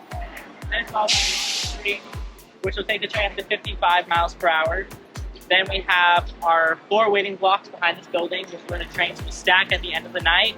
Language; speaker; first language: English; native; English